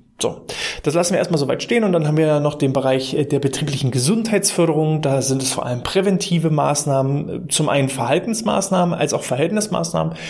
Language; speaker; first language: German; native; German